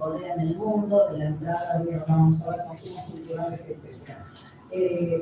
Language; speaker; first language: Spanish; native; Spanish